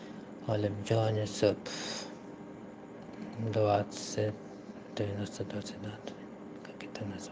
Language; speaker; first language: Russian; non-native, local second language; Tajik